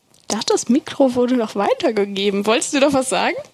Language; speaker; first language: German; native; German